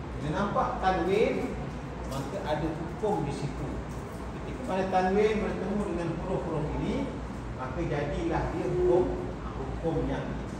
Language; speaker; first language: Malay; native; Malay